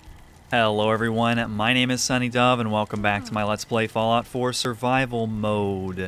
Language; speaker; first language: English; native; English